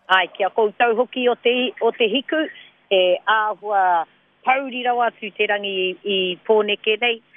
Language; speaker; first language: Māori; non-native, local second language; English